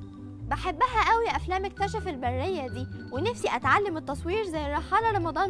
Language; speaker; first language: Arabic; native; Arabic